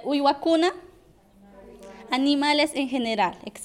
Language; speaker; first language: Spanish; non-native, local second language; Quechua